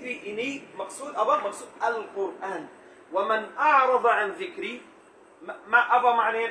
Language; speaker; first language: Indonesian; non-native, learner; Arabic